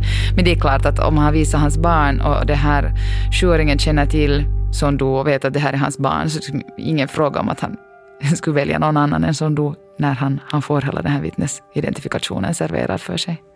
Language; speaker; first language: Swedish; native; Swedish